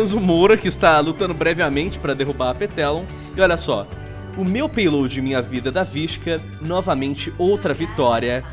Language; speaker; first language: Portuguese; native; Portuguese